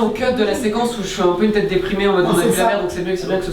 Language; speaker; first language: French; native; French